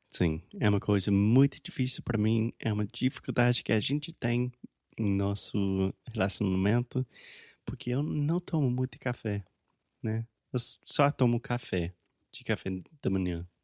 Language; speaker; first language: Portuguese; non-native, fluent; English